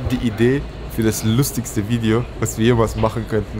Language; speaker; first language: German; early bilingual, other home language; Persian